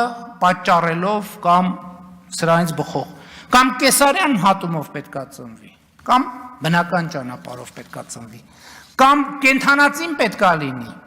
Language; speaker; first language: Armenian; native; Armenian